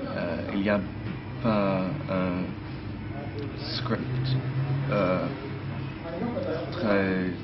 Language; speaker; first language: French; non-native, learner; English